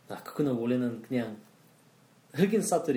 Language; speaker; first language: Korean; non-native, fluent; English